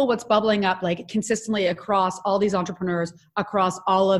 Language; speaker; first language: English; native; English